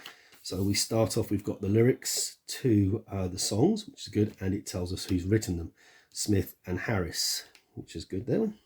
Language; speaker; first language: English; native; English